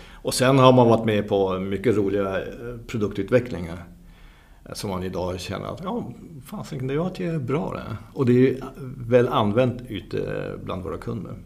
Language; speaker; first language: Swedish; non-native, fluent; German